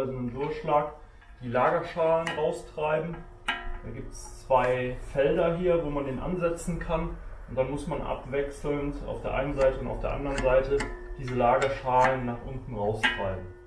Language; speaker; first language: German; native; German